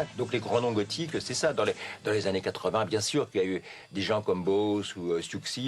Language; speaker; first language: French; native; French